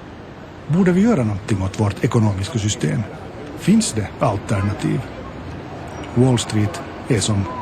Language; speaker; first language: Swedish; native; Swedish